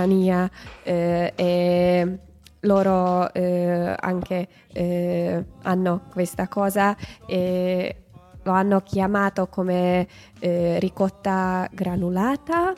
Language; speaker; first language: Italian; non-native, learner; Hungarian